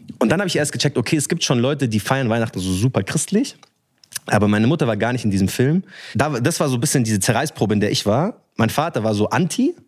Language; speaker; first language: German; early bilingual, other home language; Arabic